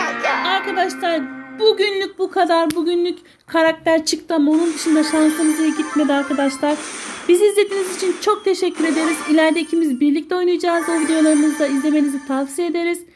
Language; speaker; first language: Turkish; native; Turkish